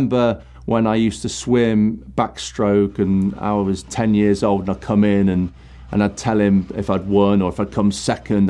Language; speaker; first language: English; native; English